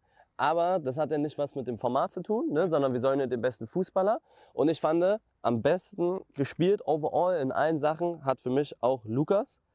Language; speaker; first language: German; native; German